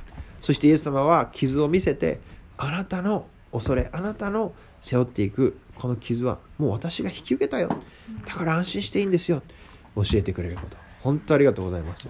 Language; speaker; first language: Japanese; native; Japanese